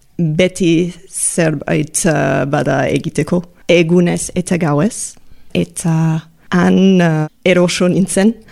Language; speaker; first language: Basque; non-native, learner; English